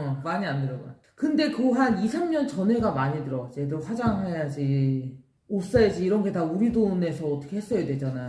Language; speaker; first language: Korean; native; Korean